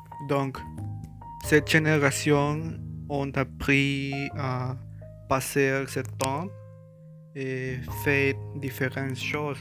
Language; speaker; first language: French; non-native, learner; Spanish